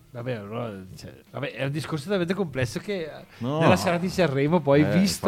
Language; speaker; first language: Italian; native; Italian